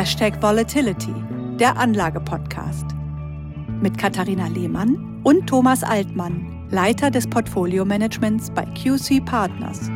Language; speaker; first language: German; native; German